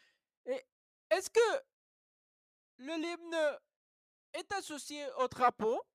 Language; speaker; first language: French; non-native, learner; Spanish